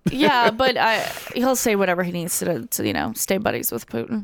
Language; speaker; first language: English; early bilingual, other home language; Russian